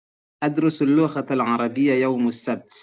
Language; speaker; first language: Arabic; non-native, learner; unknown